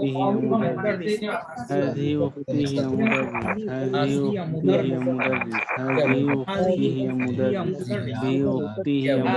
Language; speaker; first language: Arabic; non-native, learner; Bangla